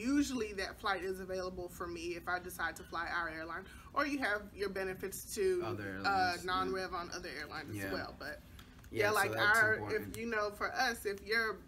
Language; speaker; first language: English; native; English